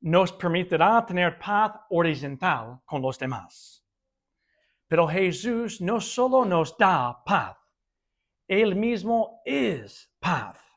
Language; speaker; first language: Spanish; non-native, fluent; English